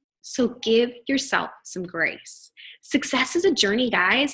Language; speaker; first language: English; native; English